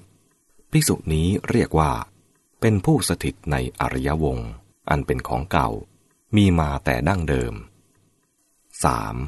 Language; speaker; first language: Thai; native; Thai